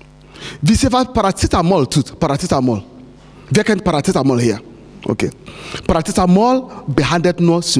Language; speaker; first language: German; non-native, fluent; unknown